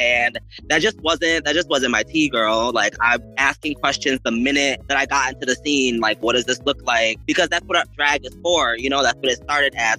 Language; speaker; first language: English; native; English